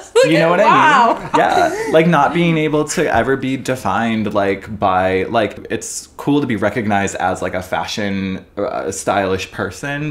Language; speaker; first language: English; native; English